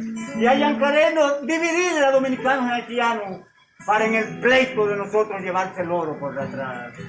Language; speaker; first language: Spanish; native; Spanish